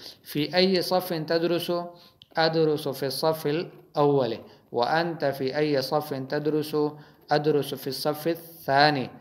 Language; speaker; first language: Arabic; non-native, fluent; Urdu